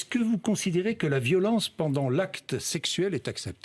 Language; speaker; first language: French; native; French